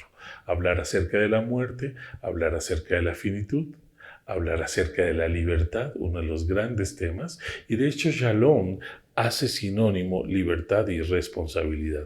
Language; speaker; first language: Spanish; native; Spanish